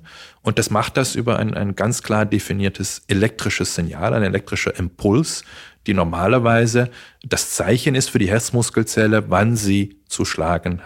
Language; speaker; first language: German; non-native, fluent; Dutch